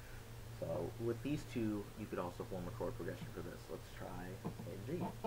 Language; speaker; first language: English; native; English